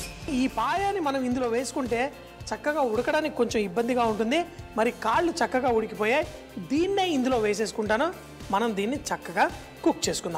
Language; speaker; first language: Telugu; native; Telugu